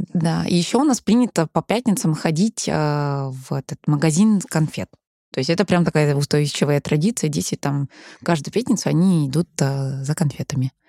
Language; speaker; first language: Russian; early bilingual, heritage; Danish